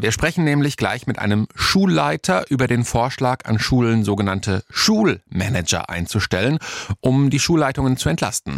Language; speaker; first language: German; native; German